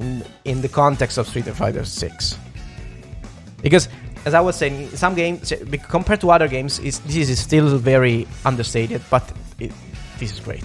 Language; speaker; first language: English; non-native, fluent; Italian